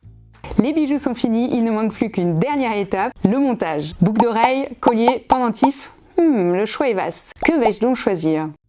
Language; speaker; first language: French; native; French